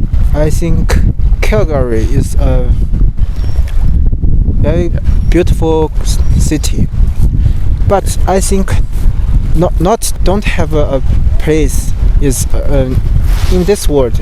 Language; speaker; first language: English; non-native, learner; Chinese